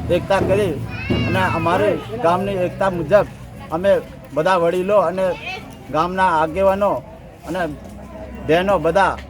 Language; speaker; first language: Gujarati; non-native, local second language; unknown